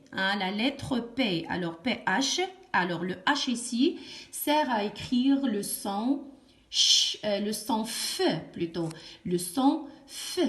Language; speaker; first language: French; non-native, local second language; Arabic